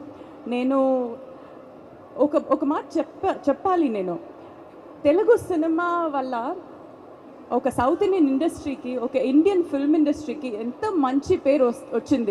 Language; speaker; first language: Telugu; non-native, fluent; Malayalam